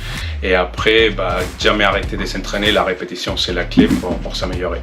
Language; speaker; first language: French; non-native, fluent; Spanish